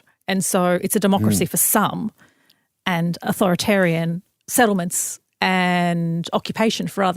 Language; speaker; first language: English; native; English